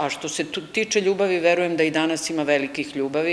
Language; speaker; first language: Serbian; native; Serbian